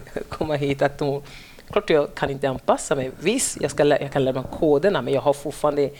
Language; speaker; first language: Swedish; non-native, fluent; French